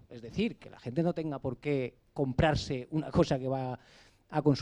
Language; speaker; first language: Spanish; native; Spanish